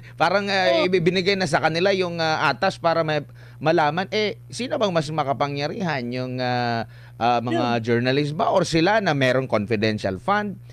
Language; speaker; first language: Filipino; non-native, local second language; Cebuano